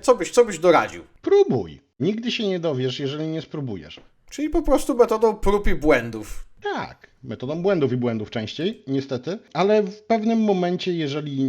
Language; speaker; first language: Polish; native; Polish